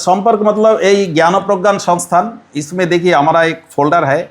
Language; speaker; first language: Hindi; non-native, local second language; Bangla